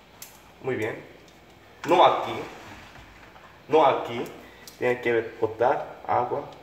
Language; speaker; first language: Spanish; non-native, learner; Korean